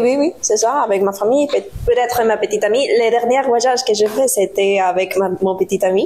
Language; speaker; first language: French; non-native, learner; Spanish